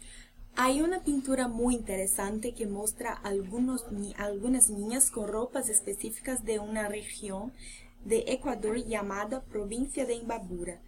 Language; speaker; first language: Spanish; non-native, learner; English